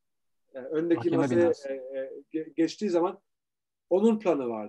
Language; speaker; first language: Turkish; early bilingual, heritage; Turkish